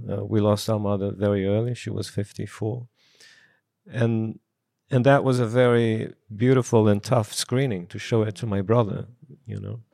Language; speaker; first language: English; non-native, fluent; Portuguese